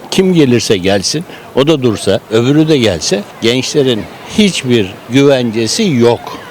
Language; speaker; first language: Turkish; native; Turkish